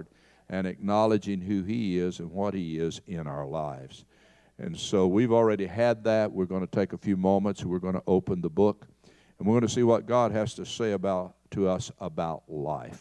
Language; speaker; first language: English; native; English